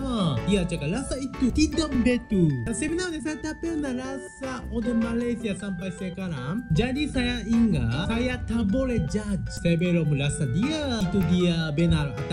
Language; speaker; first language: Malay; non-native, learner; Japanese